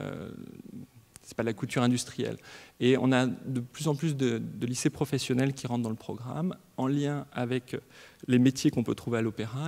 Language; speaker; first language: French; native; French